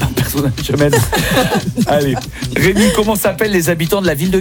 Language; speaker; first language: French; native; French